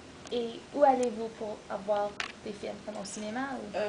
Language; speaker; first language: French; non-native, learner; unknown